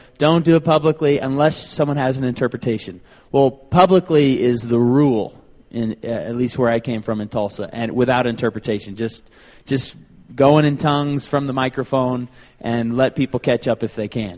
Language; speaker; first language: English; native; English